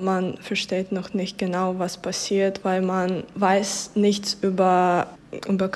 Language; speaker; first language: German; non-native, fluent; Ukrainian